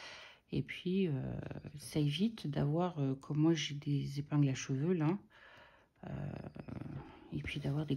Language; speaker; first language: French; native; French